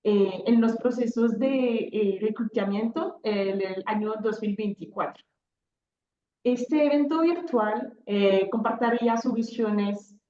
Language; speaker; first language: Spanish; non-native, fluent; French